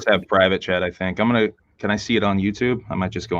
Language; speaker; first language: English; native; English